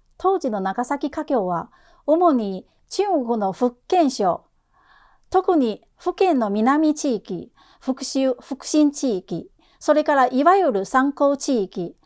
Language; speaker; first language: Japanese; non-native, fluent; Chinese